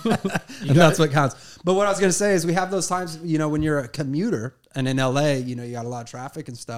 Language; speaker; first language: English; native; English